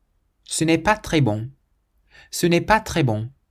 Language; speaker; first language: French; non-native, fluent; English